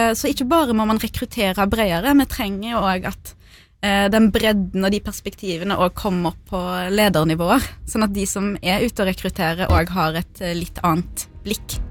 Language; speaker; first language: Norwegian; early bilingual, other home language; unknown